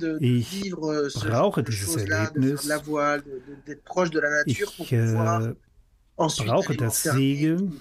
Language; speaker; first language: German; non-native, fluent; French